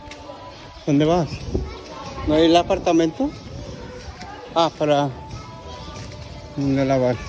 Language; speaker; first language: Spanish; non-native, learner; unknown